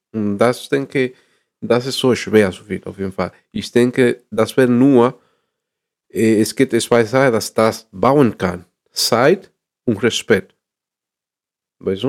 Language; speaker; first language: German; non-native, learner; Spanish